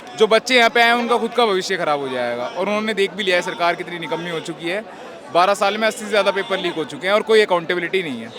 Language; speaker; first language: Hindi; native; Hindi